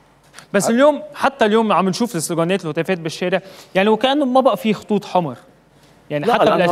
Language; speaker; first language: Arabic; native; Arabic